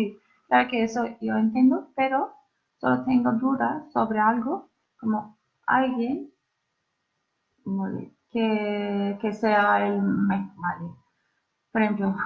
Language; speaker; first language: Spanish; non-native, learner; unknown